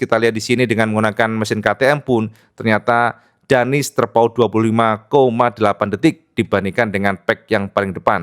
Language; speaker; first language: Indonesian; native; Indonesian